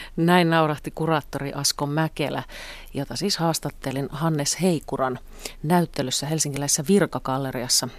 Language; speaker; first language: Finnish; native; Finnish